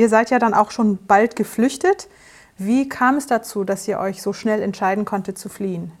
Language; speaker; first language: German; native; German